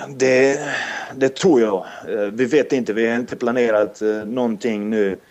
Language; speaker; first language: Swedish; non-native, fluent; Serbian